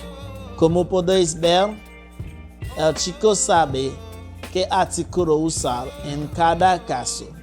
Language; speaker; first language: Spanish; non-native, fluent; Haitian Creole